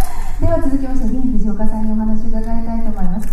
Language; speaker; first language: Japanese; native; Japanese